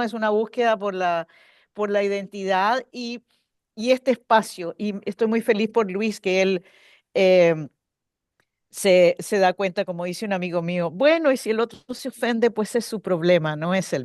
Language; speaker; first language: Spanish; native; Spanish